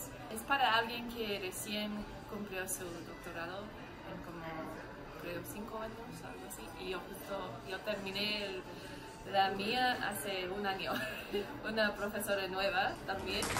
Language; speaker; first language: Spanish; early bilingual, heritage; English